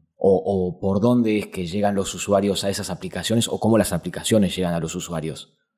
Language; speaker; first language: Spanish; native; Spanish